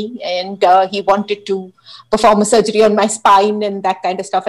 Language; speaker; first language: English; non-native, local second language; Hindi